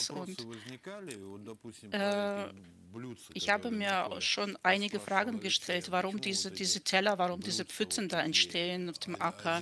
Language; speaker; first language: German; non-native, fluent; Russian